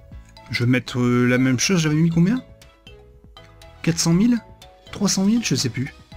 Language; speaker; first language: French; native; French